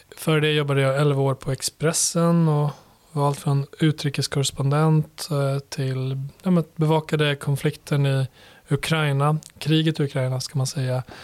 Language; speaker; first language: Swedish; early bilingual, other home language; Albanian